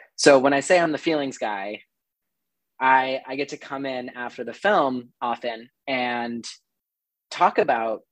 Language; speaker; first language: English; native; English